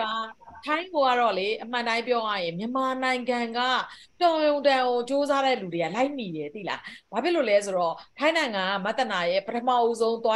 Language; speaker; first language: Burmese; native; Burmese